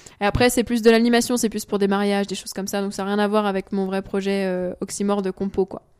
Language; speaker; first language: French; native; French